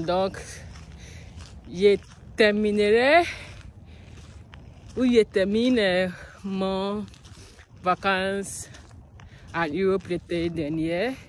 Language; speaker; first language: French; non-native, learner; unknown